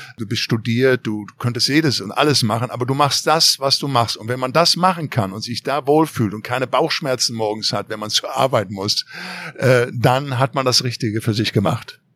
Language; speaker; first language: German; native; German